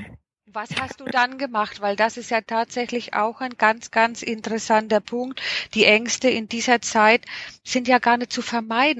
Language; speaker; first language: German; native; German